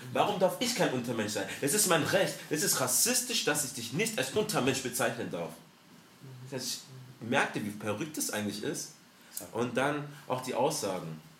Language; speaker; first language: German; early bilingual, other home language; French